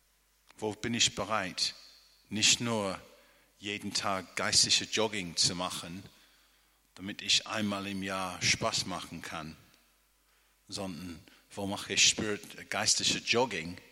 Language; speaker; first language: German; non-native, fluent; English